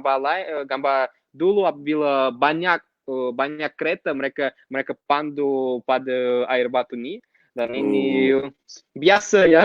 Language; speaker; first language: Indonesian; non-native, fluent; Russian